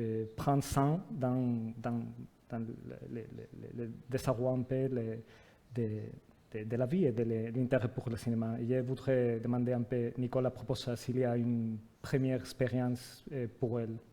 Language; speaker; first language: French; non-native, fluent; Spanish